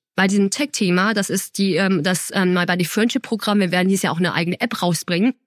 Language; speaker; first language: German; early bilingual, other home language; Chinese